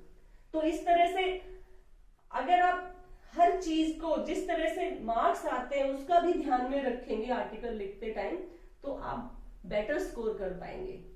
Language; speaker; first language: Hindi; native; Hindi